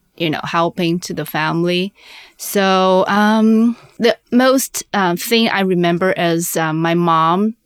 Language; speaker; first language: English; non-native, fluent; Chinese